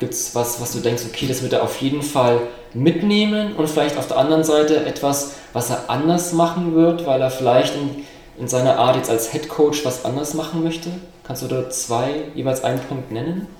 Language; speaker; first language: German; native; German